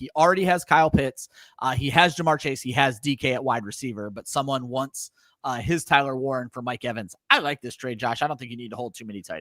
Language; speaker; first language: English; native; English